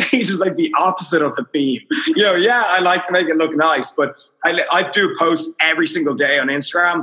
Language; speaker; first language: English; native; English